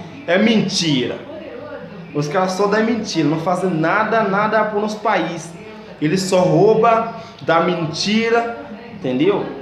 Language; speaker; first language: Portuguese; non-native, learner; Haitian Creole